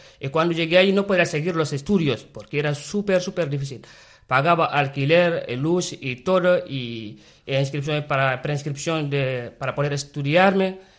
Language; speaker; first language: Spanish; non-native, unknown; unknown